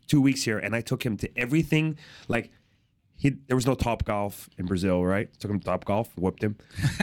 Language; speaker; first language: English; native; English